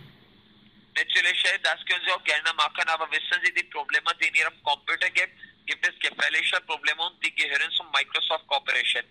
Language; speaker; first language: German; non-native, learner; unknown